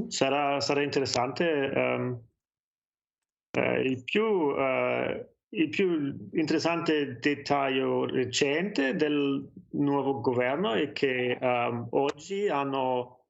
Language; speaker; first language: Italian; non-native, fluent; German